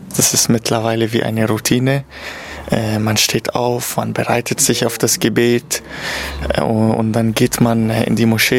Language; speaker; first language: German; early bilingual, other home language; Arabic